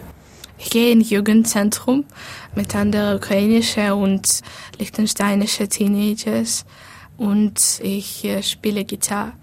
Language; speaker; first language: German; non-native, learner; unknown